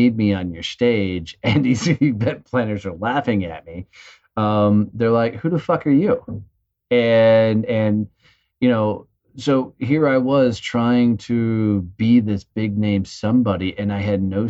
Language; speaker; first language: English; native; English